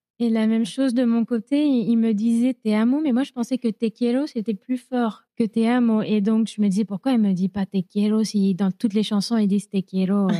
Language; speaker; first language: French; native; French